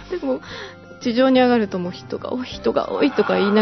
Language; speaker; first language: Japanese; native; Japanese